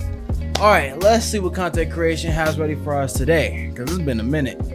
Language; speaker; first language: English; native; English